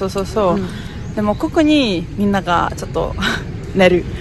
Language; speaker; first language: Japanese; non-native, learner; Hungarian